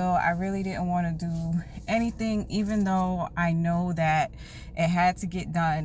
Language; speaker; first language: English; native; English